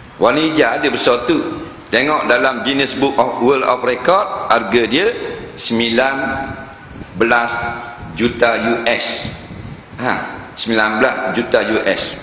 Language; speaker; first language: Malay; native; Malay